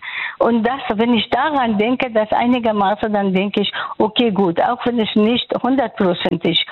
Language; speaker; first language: German; non-native, fluent; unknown